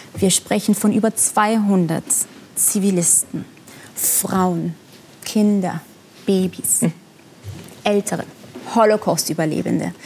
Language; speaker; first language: German; non-native, fluent; Persian